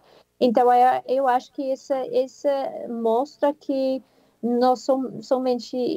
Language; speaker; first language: Portuguese; non-native, fluent; English